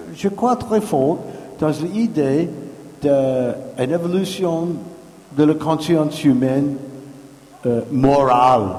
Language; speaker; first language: French; non-native, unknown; English